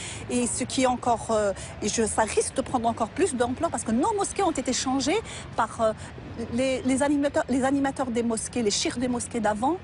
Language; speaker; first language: French; non-native, local second language; Kabyle